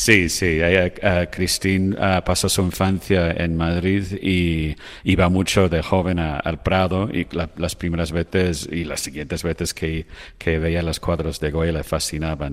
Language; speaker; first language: Spanish; non-native, fluent; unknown